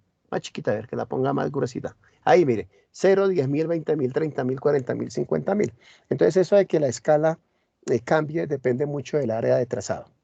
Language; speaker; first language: Spanish; native; Spanish